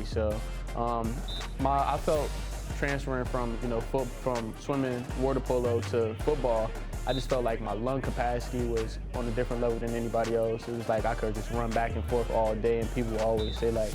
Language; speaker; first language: English; native; English